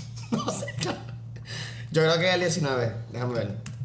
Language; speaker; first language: Spanish; native; Spanish